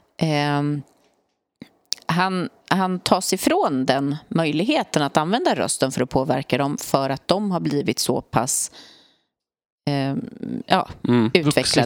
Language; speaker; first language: Swedish; native; Swedish